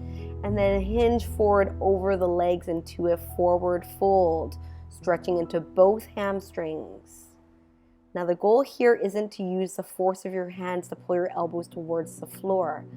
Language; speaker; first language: English; native; English